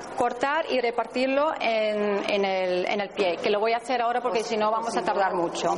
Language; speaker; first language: Spanish; non-native, fluent; Dutch